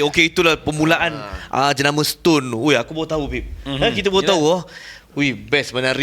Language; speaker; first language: Malay; native; Malay